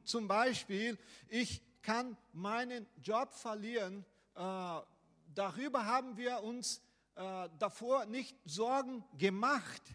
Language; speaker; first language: German; non-native, fluent; Portuguese